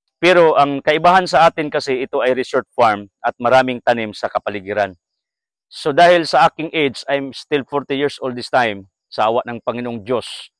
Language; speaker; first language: Filipino; non-native, local second language; Cebuano